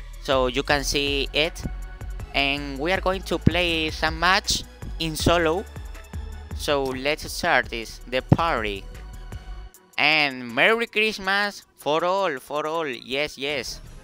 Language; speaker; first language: English; non-native, learner; Spanish